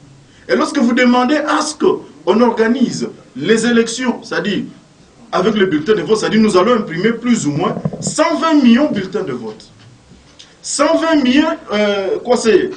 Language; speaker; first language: French; non-native, local second language; Lingala